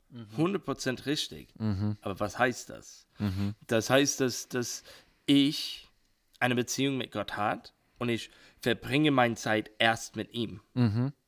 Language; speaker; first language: German; non-native, learner; English